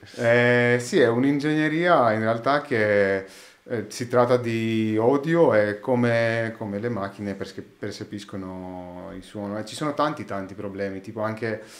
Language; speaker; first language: Italian; non-native, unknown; Greek